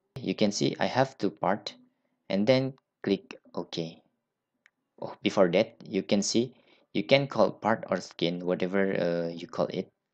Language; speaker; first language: English; non-native, learner; Indonesian